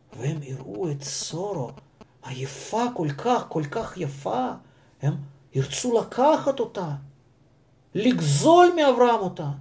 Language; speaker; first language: Hebrew; non-native, fluent; Russian